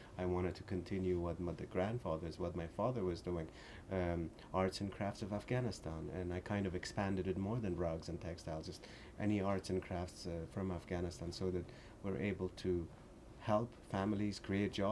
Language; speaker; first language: English; early bilingual, other home language; Persian